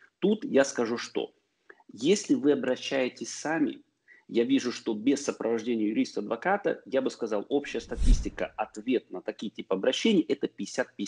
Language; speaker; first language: Russian; early bilingual, heritage; Russian